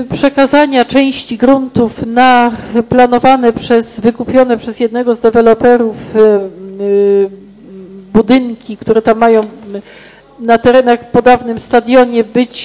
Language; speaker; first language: Polish; native; Polish